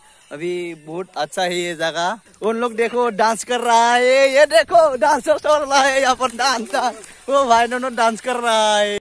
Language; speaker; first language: Hindi; non-native, local second language; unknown